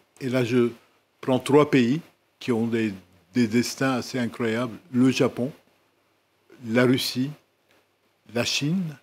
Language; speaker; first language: French; non-native, local second language; Arabic